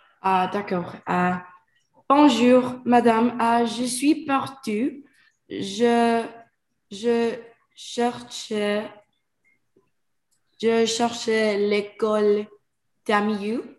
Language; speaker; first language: French; non-native, learner; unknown